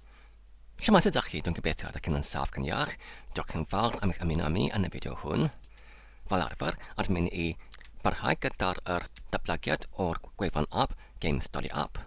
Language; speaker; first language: Welsh; non-native, learner; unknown